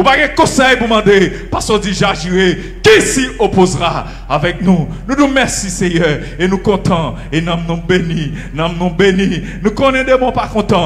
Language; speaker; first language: French; non-native, local second language; Haitian Creole